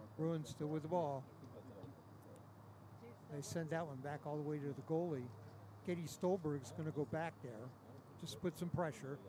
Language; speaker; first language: English; native; English